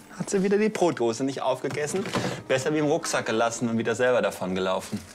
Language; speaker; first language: German; native; German